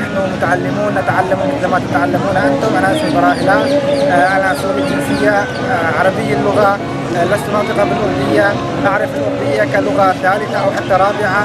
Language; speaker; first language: Arabic; native; Arabic